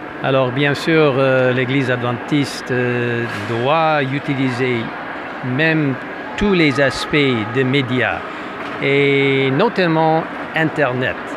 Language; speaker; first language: French; non-native, fluent; English